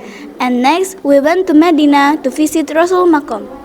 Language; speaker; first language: English; non-native, learner; Indonesian